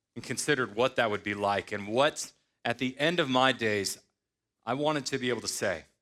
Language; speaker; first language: English; native; English